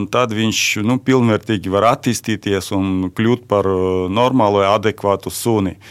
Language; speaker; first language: Latvian; non-native, local second language; Russian